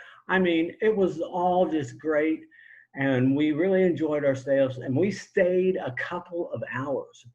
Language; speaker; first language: English; native; English